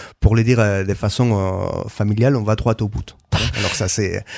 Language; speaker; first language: French; non-native, fluent; Spanish